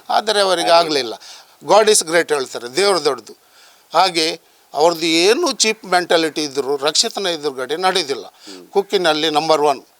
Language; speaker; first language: Kannada; non-native, local second language; Tulu